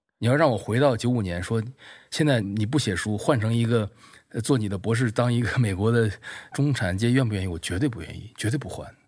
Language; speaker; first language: Chinese; native; Chinese